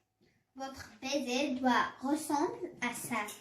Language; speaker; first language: French; non-native, learner; English